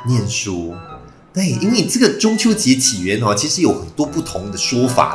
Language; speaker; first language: Chinese; native; Chinese